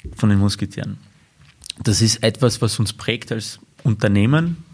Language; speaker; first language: German; early bilingual, other home language; Armenian